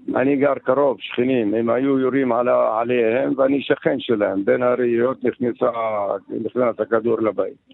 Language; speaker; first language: Hebrew; non-native, local second language; Arabic